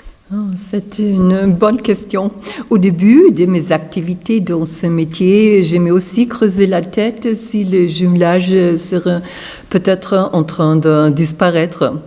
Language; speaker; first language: French; non-native, fluent; German